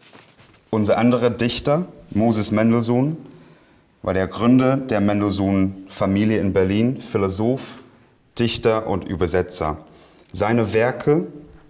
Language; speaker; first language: German; non-native, fluent; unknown